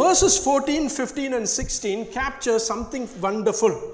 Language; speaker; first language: English; non-native, local second language; Tamil